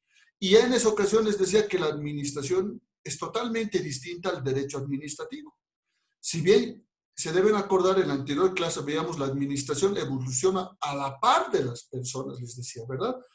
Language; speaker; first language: Spanish; native; Spanish